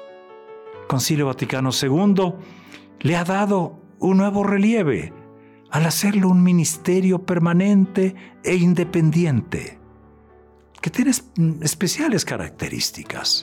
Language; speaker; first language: Spanish; native; Spanish